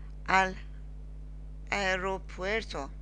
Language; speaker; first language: Spanish; non-native, learner; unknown